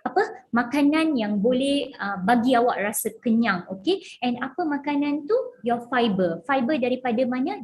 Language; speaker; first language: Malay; non-native, local second language; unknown